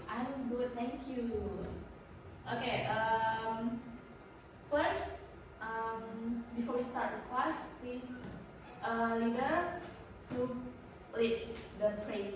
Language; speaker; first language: English; non-native, learner; Indonesian